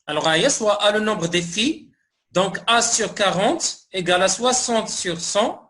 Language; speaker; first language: French; non-native, local second language; Arabic